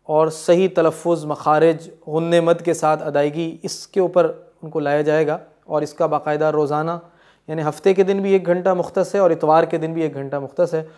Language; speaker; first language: Urdu; native; Urdu